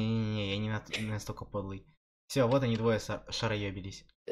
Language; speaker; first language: Russian; native; Russian